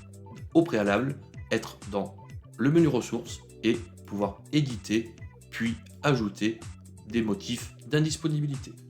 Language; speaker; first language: French; native; French